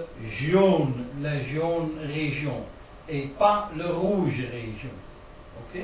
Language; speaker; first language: French; non-native, learner; Dutch